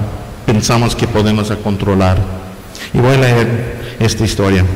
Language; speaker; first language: Spanish; non-native, fluent; English